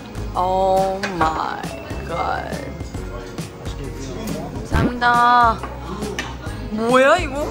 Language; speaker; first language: Korean; non-native, fluent; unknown